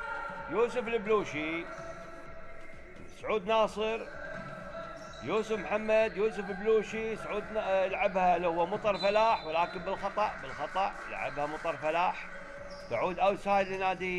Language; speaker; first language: Arabic; native; Arabic